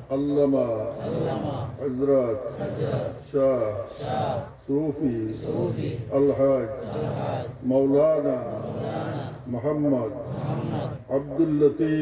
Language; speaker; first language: Urdu; non-native, local second language; Bangla